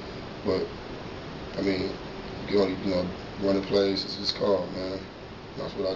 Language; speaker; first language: English; native; English